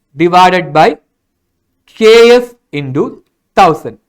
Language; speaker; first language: English; non-native, local second language; Malayalam